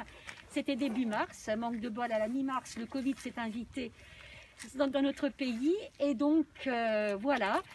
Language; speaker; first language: French; native; French